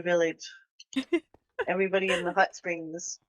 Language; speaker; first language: English; native; English